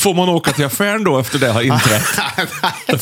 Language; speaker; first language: Swedish; native; Swedish